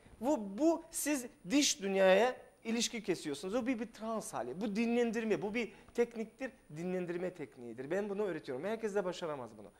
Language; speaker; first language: Turkish; non-native, fluent; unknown